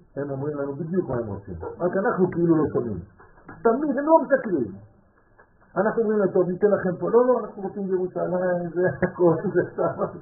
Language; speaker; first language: Hebrew; non-native, fluent; French